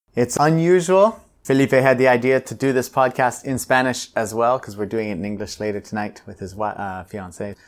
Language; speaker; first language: English; native; English